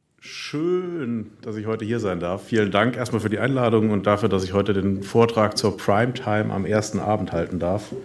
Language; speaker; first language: German; native; German